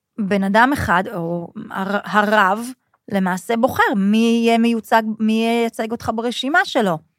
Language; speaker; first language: Hebrew; native; Hebrew